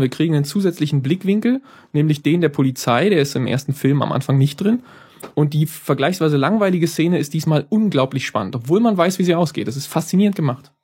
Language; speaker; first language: German; native; German